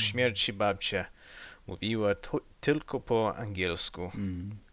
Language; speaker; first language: Polish; non-native, learner; English